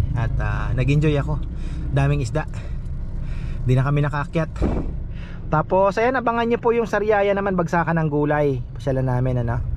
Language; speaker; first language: Filipino; non-native, local second language; Bikol